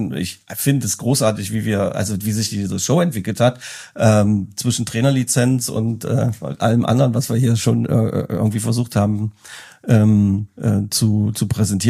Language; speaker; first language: German; native; German